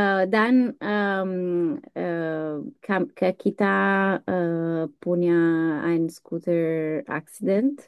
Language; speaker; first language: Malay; non-native, learner; German